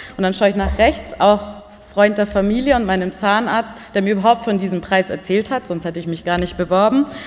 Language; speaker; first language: German; early bilingual, other home language; Persian